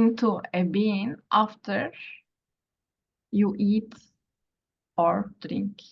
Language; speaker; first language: English; non-native, learner; Turkish